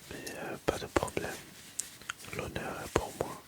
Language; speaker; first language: French; early bilingual, other home language; Dutch